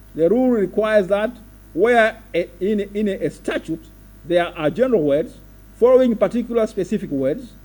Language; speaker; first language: English; non-native, local second language; Swahili